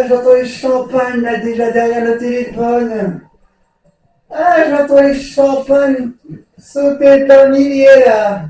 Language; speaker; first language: French; native; French